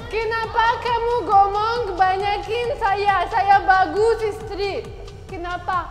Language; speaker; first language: Indonesian; non-native, learner; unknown